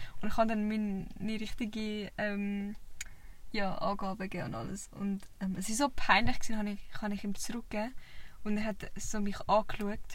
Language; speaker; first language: German; early bilingual, other home language; Vietnamese